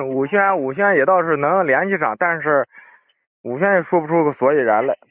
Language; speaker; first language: Chinese; native; Chinese